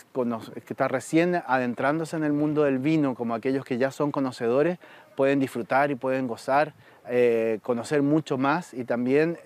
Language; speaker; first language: Spanish; native; Spanish